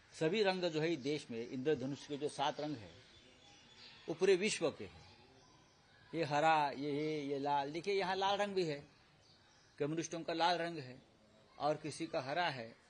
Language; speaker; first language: Hindi; non-native, local second language; Marathi